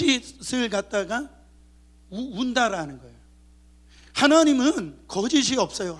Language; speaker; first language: Korean; native; Korean